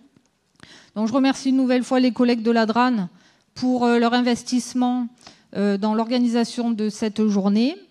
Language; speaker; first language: French; native; French